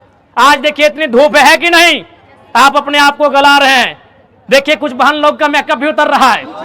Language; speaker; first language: Hindi; non-native, local second language; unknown